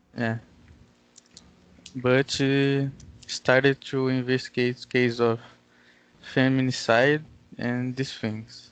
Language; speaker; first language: English; non-native, learner; Portuguese